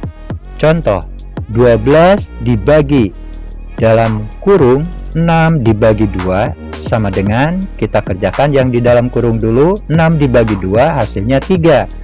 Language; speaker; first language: Indonesian; native; Indonesian